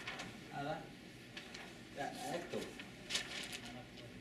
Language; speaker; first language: Arabic; non-native, learner; Chinese